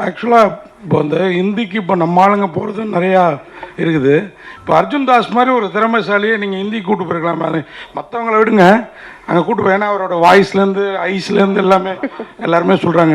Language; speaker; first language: Tamil; native; Tamil